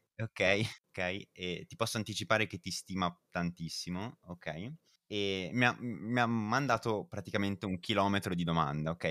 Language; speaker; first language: Italian; native; Italian